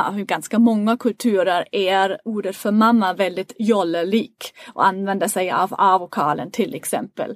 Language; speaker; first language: Swedish; non-native, fluent; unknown